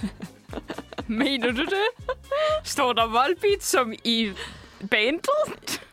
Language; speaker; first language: Danish; native; Danish